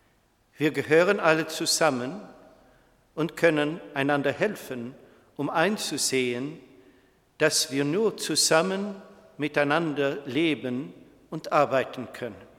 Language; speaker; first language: German; non-native, fluent; Swedish